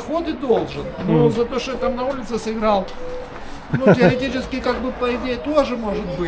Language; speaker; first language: Russian; native; Russian